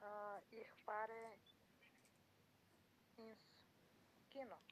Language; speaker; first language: German; non-native, learner; Macedonian